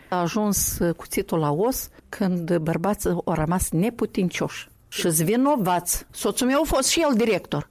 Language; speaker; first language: Romanian; non-native, fluent; Russian